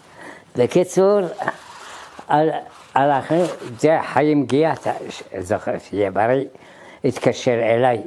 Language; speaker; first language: Hebrew; early bilingual, other home language; Arabic